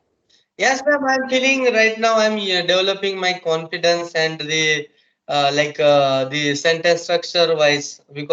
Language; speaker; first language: English; non-native, local second language; Marathi